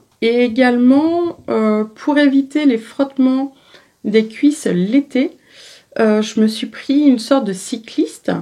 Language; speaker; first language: French; native; French